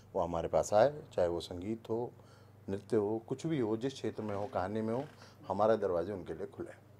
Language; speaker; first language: Hindi; native; Hindi